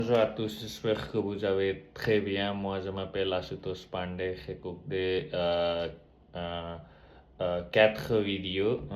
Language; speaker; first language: French; non-native, learner; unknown